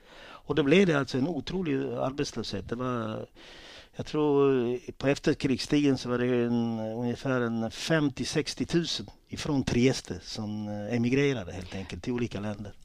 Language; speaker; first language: Swedish; early bilingual, other home language; Italian